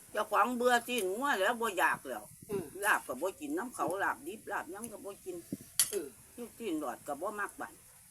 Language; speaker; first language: Thai; native; Thai